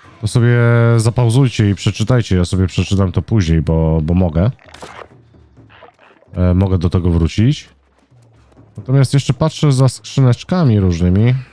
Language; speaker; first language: Polish; native; Polish